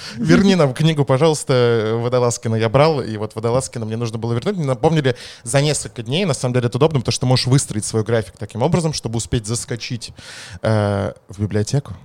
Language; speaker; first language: Russian; native; Russian